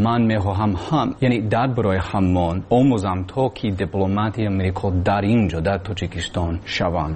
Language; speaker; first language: Persian; non-native, learner; English